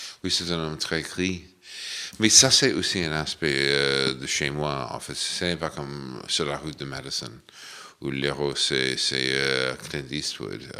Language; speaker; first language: French; non-native, fluent; English